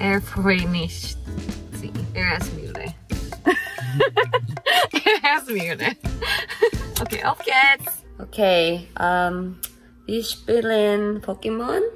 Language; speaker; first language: German; non-native, learner; Korean